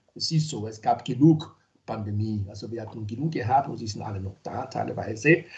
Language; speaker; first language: German; non-native, fluent; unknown